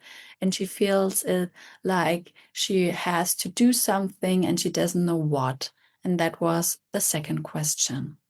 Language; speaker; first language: English; non-native, fluent; German